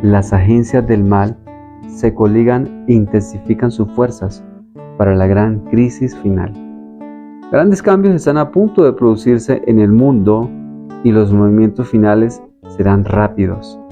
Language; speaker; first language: Spanish; native; Spanish